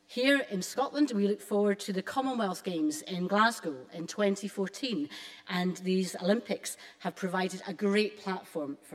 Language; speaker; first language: English; native; English